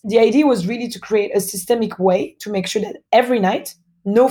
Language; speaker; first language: English; non-native, fluent; French